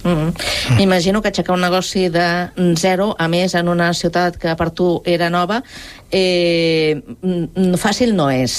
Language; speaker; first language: Catalan; native; Catalan